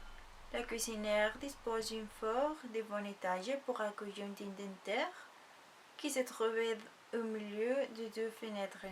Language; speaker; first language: French; non-native, learner; Spanish